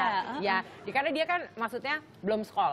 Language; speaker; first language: Indonesian; native; Indonesian